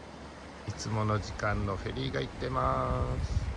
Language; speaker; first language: Japanese; native; Japanese